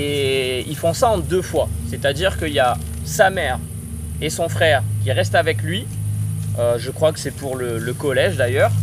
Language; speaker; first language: French; native; French